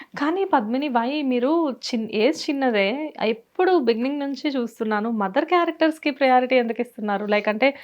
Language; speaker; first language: Telugu; native; Telugu